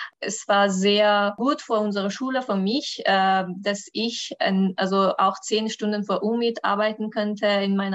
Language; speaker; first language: German; non-native, learner; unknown